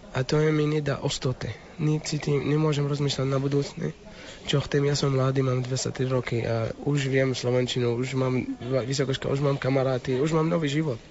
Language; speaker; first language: Slovak; non-native, learner; Arabic